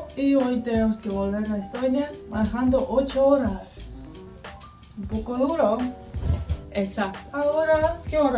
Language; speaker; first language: Spanish; non-native, fluent; Estonian